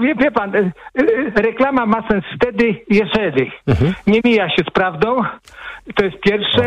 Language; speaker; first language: Polish; native; Polish